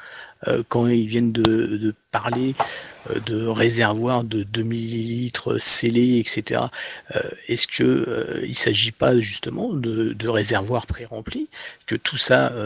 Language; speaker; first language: French; native; French